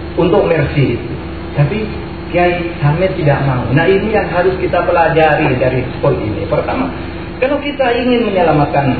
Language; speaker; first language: Indonesian; non-native, local second language; Madurese